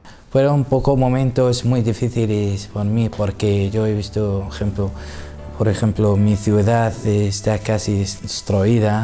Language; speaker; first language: Spanish; non-native, learner; Assyrian Neo-Aramaic